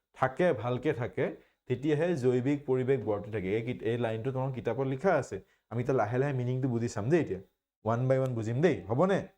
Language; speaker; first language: Assamese; native; Assamese